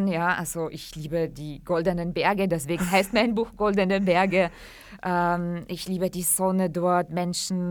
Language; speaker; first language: German; early bilingual, other home language; Central Kurdish